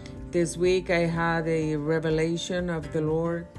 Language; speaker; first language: English; non-native, fluent; Spanish